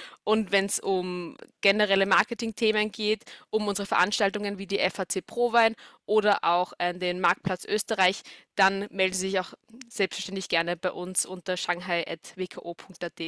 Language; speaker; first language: German; native; German